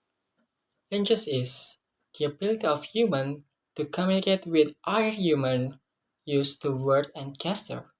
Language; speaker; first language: English; non-native, learner; Indonesian